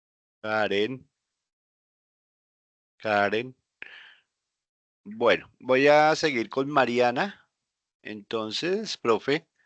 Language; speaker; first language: Spanish; native; Spanish